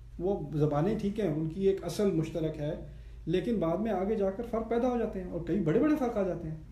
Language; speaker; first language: Urdu; early bilingual, heritage; Urdu